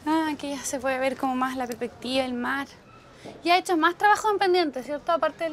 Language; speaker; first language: Spanish; native; Spanish